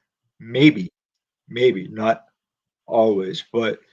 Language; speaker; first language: English; native; English